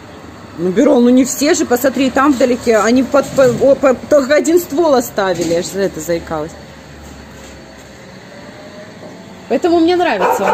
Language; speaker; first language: Russian; native; Russian